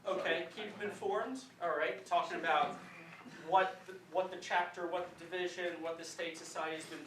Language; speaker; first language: English; native; English